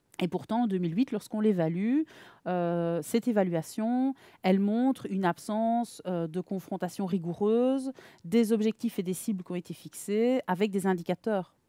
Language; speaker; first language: French; native; French